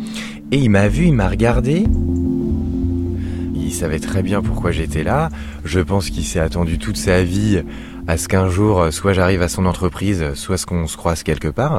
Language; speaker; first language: French; native; French